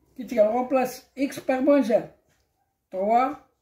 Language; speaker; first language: French; non-native, local second language; Arabic